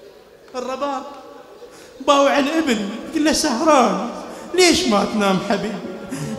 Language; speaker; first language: Arabic; native; Arabic